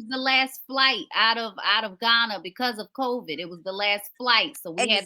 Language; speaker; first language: English; native; English